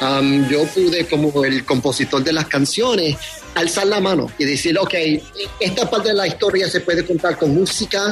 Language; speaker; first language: Spanish; early bilingual, heritage; Spanish